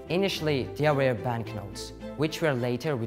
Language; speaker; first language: English; non-native, learner; Georgian